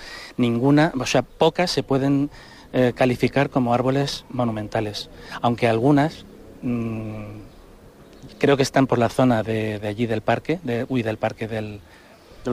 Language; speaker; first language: Spanish; native; Spanish